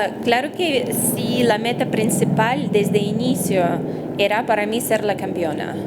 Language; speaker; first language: Spanish; non-native, fluent; Russian